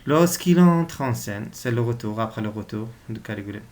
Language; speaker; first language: French; non-native, local second language; Arabic